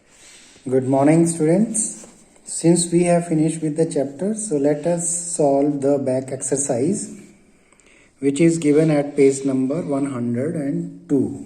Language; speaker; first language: English; non-native, local second language; Hindi